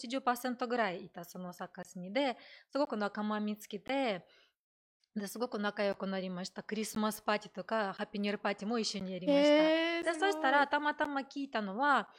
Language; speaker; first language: Japanese; non-native, fluent; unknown